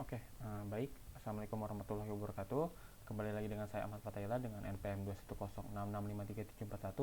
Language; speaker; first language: Indonesian; native; Indonesian